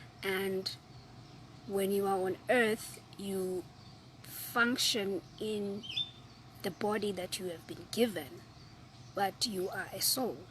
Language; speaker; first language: English; non-native, local second language; Zulu